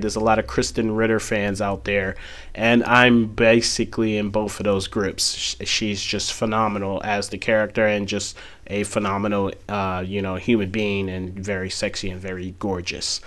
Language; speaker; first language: English; native; English